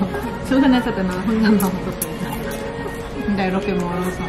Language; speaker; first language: Korean; non-native, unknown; Indonesian